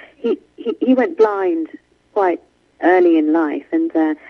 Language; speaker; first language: English; native; English